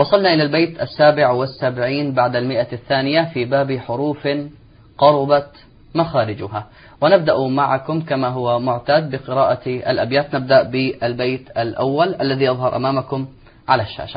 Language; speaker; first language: Arabic; native; Arabic